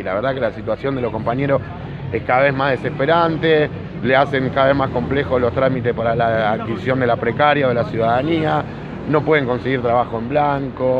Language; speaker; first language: Spanish; native; Spanish